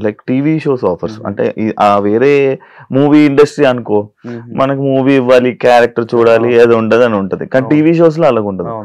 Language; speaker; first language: Telugu; native; Telugu